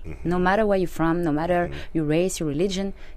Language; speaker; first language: English; non-native, fluent; French